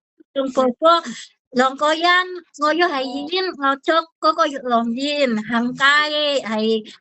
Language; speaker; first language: Cantonese; non-native, learner; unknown